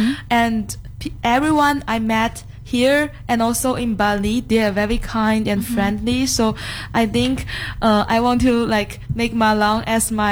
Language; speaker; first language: English; non-native, fluent; Chinese